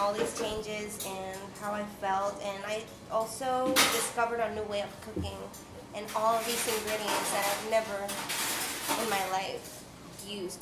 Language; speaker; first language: English; non-native, fluent; Spanish